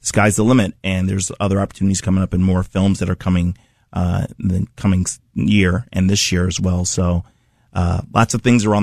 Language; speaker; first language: English; native; English